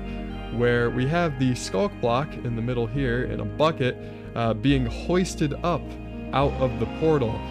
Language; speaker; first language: English; native; English